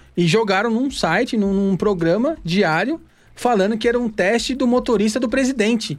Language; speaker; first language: Portuguese; native; Portuguese